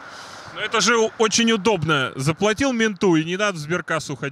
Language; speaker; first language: Russian; native; Russian